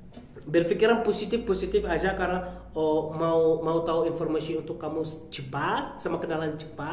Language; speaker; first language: Indonesian; non-native, learner; Arabic